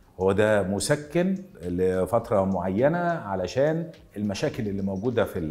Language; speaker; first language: Arabic; native; Arabic